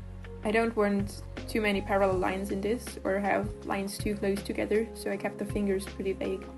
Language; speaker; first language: English; non-native, fluent; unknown